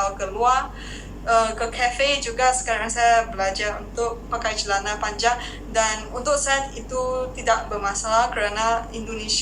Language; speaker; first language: Indonesian; non-native, fluent; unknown